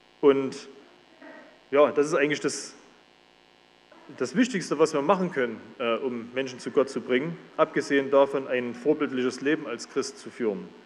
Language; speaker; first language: German; native; German